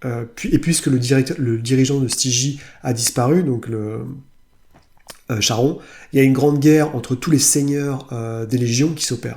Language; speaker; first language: French; native; French